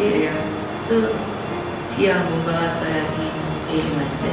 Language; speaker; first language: Indonesian; non-native, learner; Korean